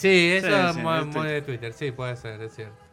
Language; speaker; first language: Spanish; native; Spanish